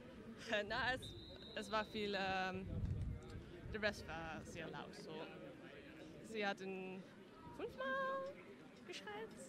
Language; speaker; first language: German; non-native, learner; Dutch